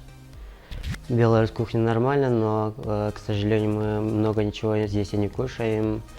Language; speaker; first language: Russian; non-native, local second language; Kyrgyz